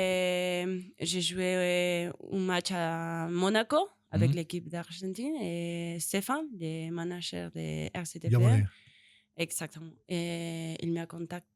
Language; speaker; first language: French; non-native, learner; Spanish